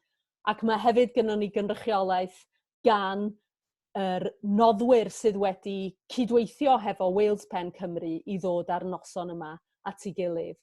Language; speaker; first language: Welsh; native; Welsh